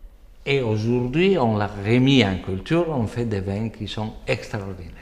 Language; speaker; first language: French; non-native, fluent; Italian